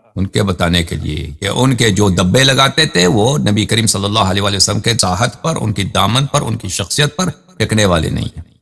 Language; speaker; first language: Urdu; non-native, fluent; Persian